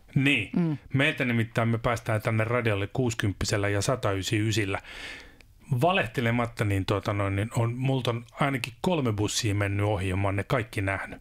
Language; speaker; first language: Finnish; native; Finnish